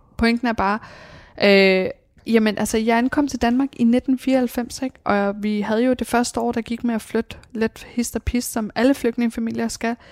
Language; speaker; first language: Danish; early bilingual, other home language; Persian